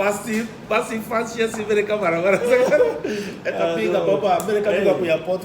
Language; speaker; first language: Indonesian; non-native, fluent; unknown